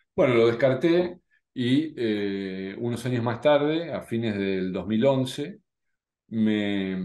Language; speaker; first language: Spanish; native; Spanish